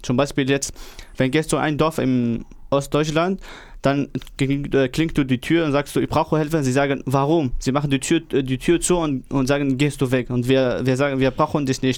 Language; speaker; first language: German; non-native, learner; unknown